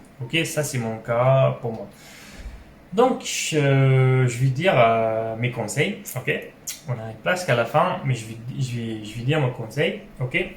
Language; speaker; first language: French; non-native, local second language; Arabic